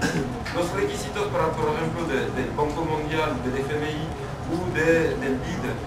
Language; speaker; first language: Spanish; non-native, fluent; French